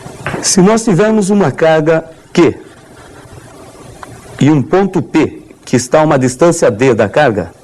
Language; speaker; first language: Portuguese; native; Portuguese